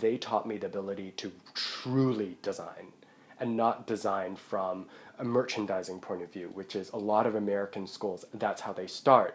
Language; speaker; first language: English; non-native, local second language; Cantonese